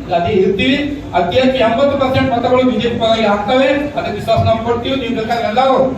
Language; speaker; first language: Kannada; non-native, local second language; Lambadi